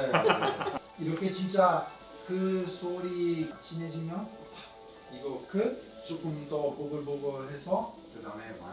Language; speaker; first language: Korean; non-native, learner; Italian